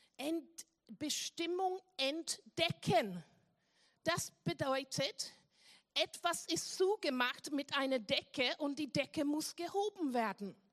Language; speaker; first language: German; non-native, fluent; English